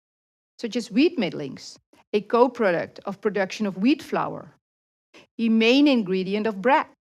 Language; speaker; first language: English; non-native, fluent; Dutch